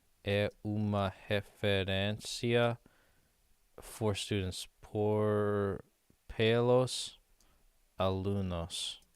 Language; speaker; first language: Portuguese; non-native, learner; English